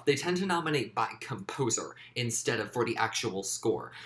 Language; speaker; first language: English; native; English